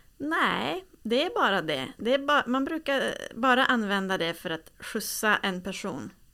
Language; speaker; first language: Swedish; native; Swedish